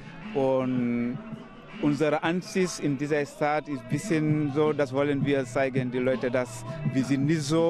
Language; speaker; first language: German; non-native, learner; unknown